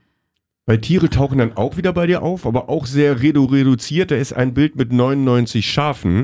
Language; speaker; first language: German; native; German